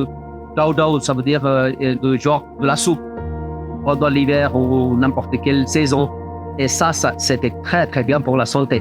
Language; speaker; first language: French; non-native, fluent; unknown